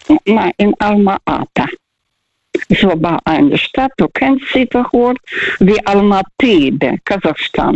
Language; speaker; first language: German; non-native, fluent; Russian